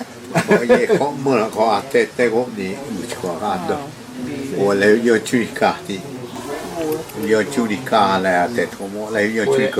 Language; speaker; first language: Spanish; non-native, local second language; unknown